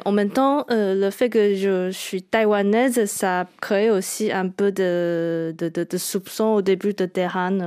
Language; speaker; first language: French; non-native, fluent; Chinese